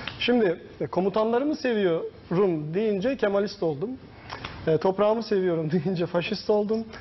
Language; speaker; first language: Turkish; early bilingual, heritage; Turkish